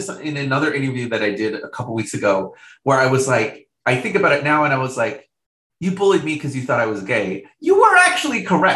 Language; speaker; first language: English; native; English